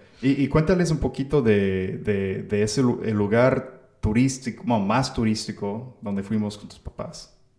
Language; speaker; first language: Spanish; non-native, fluent; English